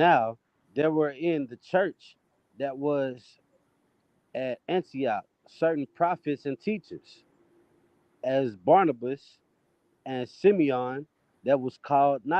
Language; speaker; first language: English; native; English